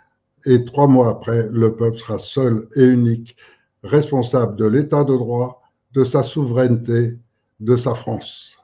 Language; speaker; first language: French; native; French